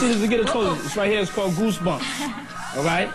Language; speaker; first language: English; native; English